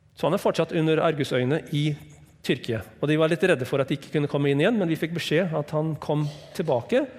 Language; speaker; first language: Norwegian; non-native, fluent; English